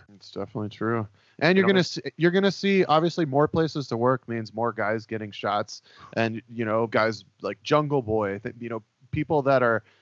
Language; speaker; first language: English; native; English